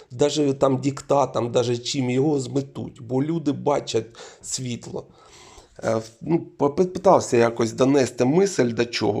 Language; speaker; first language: Ukrainian; non-native, local second language; Russian